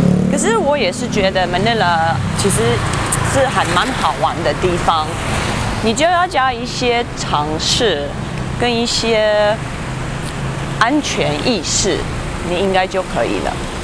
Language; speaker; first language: Chinese; non-native, learner; English